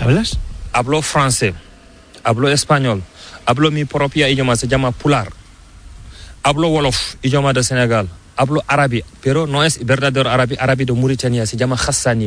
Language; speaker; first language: Spanish; non-native, learner; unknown